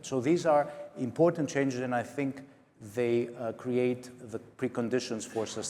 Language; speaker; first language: English; non-native, local second language; Greek